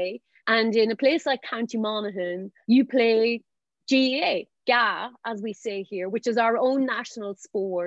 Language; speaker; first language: English; native; English